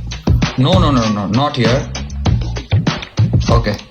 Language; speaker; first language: English; non-native, learner; Nepali